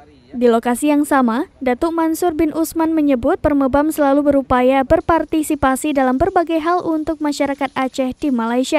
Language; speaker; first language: Indonesian; non-native, local second language; Achinese